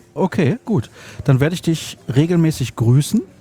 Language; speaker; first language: German; native; German